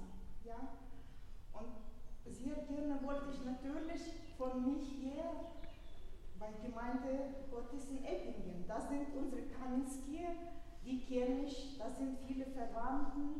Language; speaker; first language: German; early bilingual, other home language; Russian